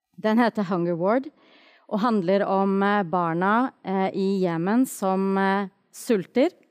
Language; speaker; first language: Norwegian; native; Norwegian